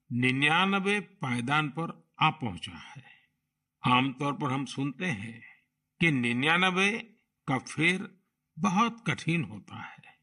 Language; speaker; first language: Hindi; non-native, local second language; Gujarati